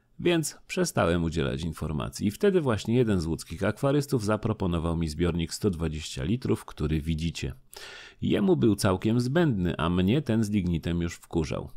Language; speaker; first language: Polish; native; Polish